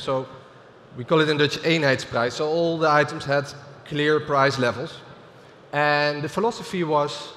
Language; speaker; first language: English; non-native, fluent; Dutch